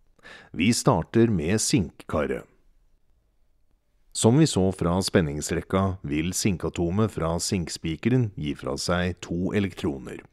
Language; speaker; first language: Norwegian; native; Norwegian